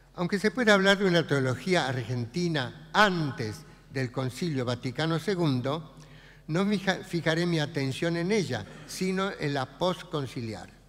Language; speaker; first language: Spanish; native; Spanish